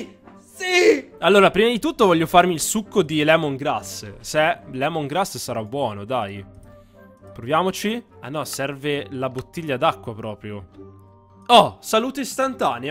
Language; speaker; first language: Italian; native; Italian